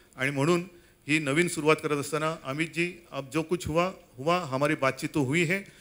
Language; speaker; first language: Hindi; non-native, local second language; Marathi